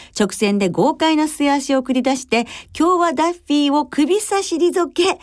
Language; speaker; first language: Japanese; native; Japanese